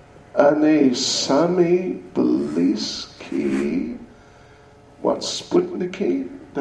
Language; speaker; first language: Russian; non-native, learner; English